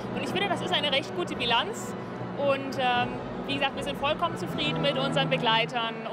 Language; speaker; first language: German; non-native, fluent; English